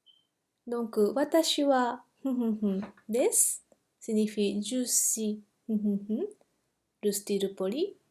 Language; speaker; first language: French; non-native, fluent; Japanese